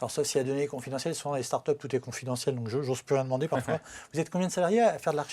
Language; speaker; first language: French; native; French